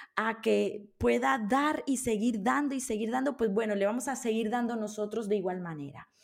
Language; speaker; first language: Spanish; native; Spanish